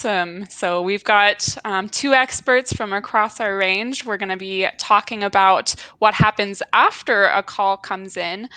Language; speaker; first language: English; native; English